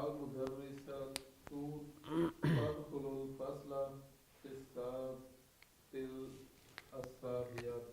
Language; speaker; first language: Arabic; non-native, learner; Urdu